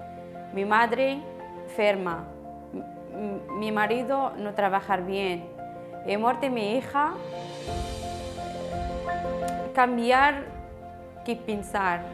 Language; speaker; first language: Spanish; non-native, learner; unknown